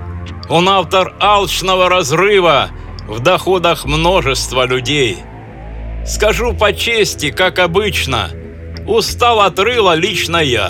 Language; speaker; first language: Russian; native; Russian